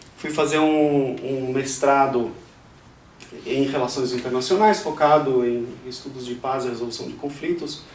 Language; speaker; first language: Portuguese; non-native, fluent; Hebrew